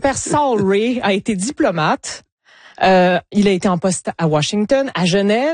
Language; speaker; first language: French; native; French